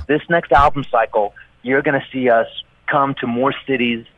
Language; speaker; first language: English; native; English